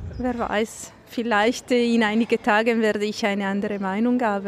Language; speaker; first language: German; non-native, local second language; Italian